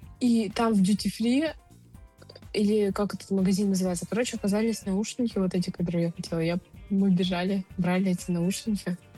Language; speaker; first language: Russian; native; Russian